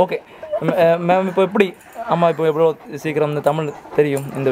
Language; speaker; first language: Tamil; native; Tamil